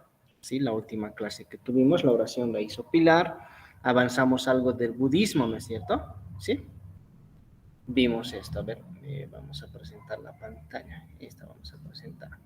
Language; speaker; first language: Spanish; native; Spanish